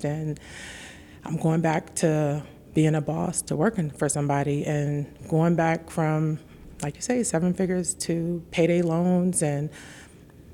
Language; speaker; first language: English; native; English